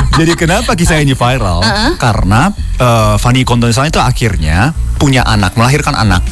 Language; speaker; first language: Indonesian; non-native, fluent; Japanese